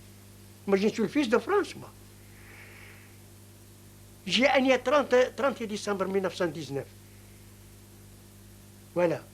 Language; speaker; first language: French; non-native, learner; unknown